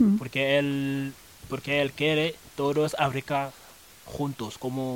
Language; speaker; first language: Spanish; non-native, learner; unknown